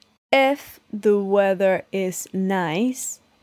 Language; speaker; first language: English; non-native, learner; Spanish